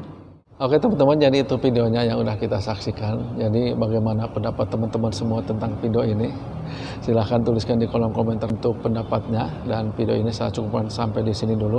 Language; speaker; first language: Indonesian; native; Indonesian